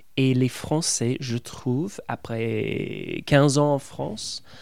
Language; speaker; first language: French; non-native, fluent; English